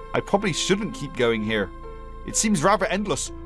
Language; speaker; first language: English; native; English